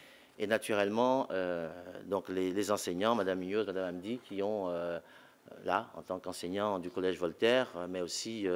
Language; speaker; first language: French; native; French